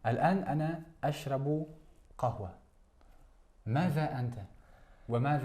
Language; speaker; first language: Arabic; non-native, fluent; Kazakh